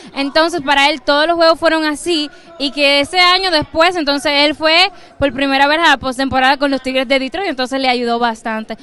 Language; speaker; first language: Spanish; native; Spanish